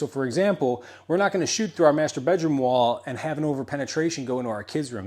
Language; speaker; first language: English; native; English